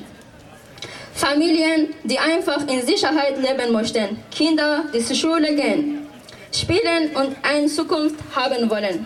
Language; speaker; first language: German; non-native, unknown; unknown